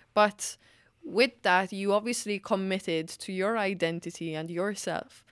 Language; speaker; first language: English; non-native, fluent; Maltese